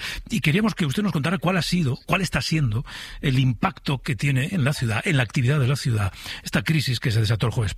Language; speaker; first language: Spanish; native; Spanish